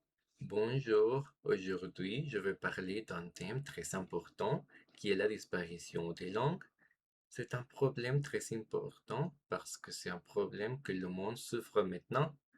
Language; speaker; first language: French; non-native, fluent; Spanish